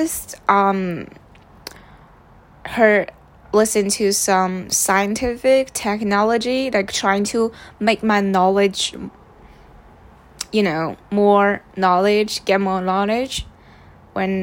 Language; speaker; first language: English; non-native, fluent; Chinese